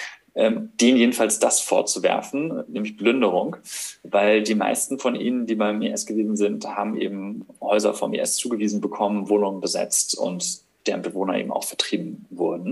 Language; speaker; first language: German; native; German